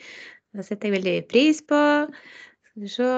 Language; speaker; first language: Norwegian; native; Norwegian